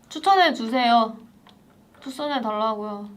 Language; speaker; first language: Korean; native; Korean